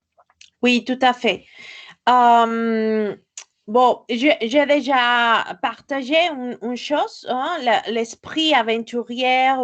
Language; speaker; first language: French; non-native, fluent; Spanish